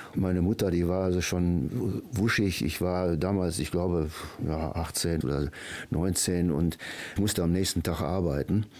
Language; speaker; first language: German; native; German